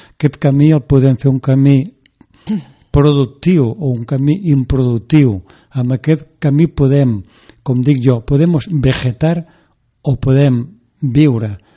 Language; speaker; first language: Catalan; non-native, local second language; Spanish